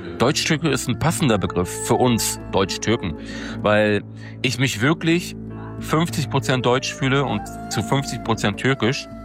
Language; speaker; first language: German; native; German